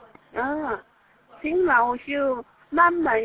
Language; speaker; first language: Chinese; non-native, learner; Korean